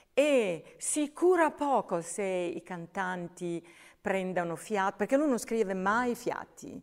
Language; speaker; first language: Italian; native; Italian